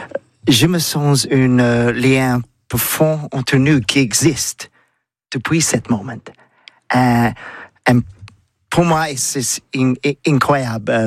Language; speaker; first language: French; non-native, learner; English